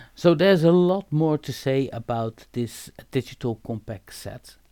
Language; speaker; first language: English; non-native, fluent; Dutch